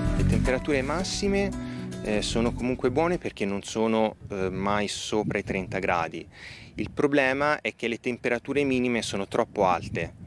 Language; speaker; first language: Portuguese; non-native, learner; Italian